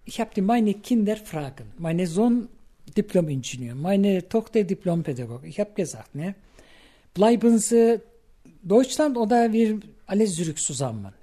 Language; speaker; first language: German; non-native, learner; Turkish